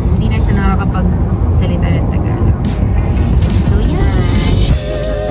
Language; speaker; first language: Filipino; native; Filipino